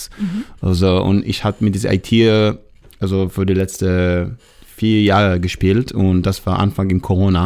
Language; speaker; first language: German; non-native, fluent; Hebrew